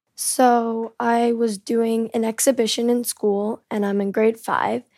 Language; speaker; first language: English; early bilingual, heritage; Korean